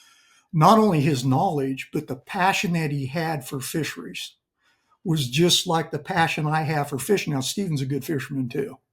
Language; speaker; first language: English; native; English